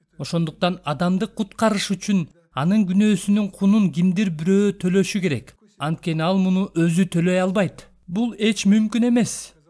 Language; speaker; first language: Kyrgyz; non-native, local second language; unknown